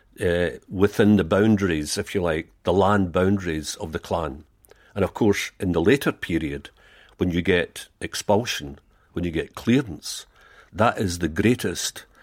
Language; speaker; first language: English; native; English